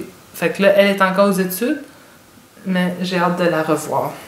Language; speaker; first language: French; native; French